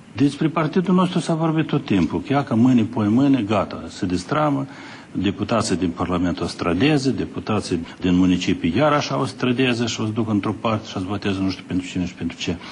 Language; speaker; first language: Romanian; native; Romanian